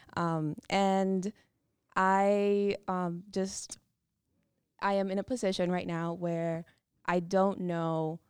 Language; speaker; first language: English; non-native, fluent; Spanish